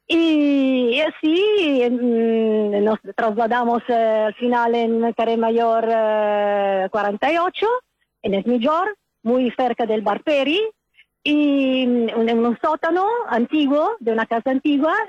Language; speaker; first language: Spanish; non-native, fluent; Italian